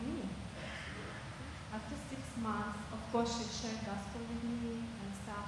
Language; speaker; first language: English; non-native, learner; Russian